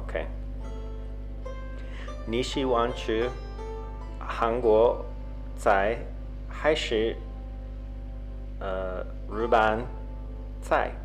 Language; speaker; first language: Chinese; non-native, learner; English